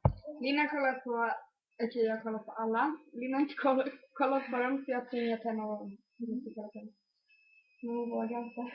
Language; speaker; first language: Swedish; native; Swedish